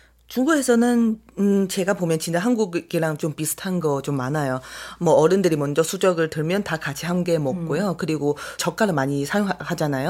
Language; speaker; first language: Korean; non-native, fluent; Chinese